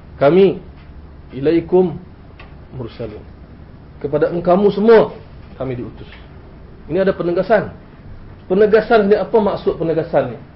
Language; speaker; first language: Malay; native; Malay